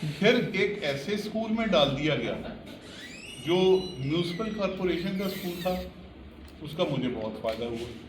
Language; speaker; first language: Urdu; non-native, local second language; Punjabi